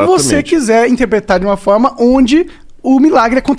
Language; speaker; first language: Portuguese; native; Portuguese